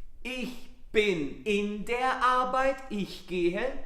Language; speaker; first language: German; non-native, fluent; Italian